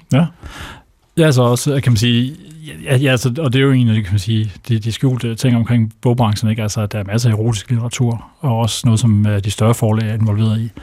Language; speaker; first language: Danish; native; Danish